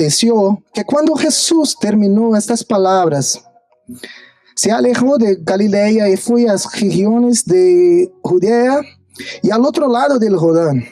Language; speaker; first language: Spanish; non-native, fluent; Portuguese